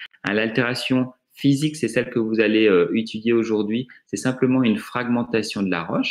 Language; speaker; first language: French; native; French